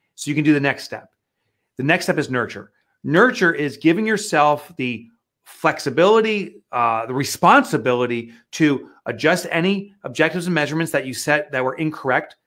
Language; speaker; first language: English; native; English